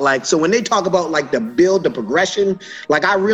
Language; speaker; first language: English; native; English